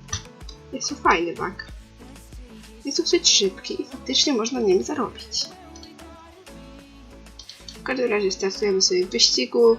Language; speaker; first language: Polish; native; Polish